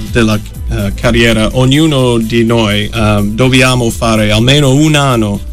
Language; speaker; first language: Italian; non-native, fluent; English